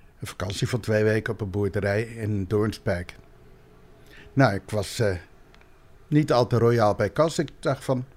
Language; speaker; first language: Dutch; native; Dutch